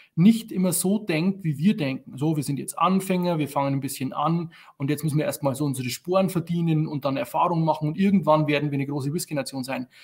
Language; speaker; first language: German; native; German